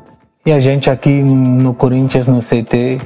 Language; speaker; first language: Portuguese; non-native, learner; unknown